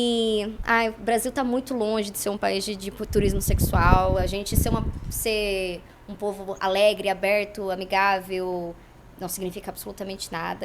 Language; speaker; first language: Portuguese; native; Portuguese